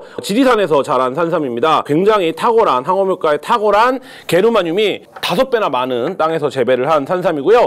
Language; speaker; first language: Korean; native; Korean